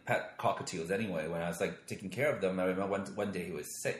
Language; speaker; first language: English; non-native, local second language; Cantonese